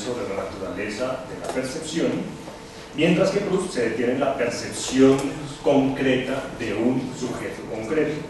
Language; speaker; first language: Spanish; native; Spanish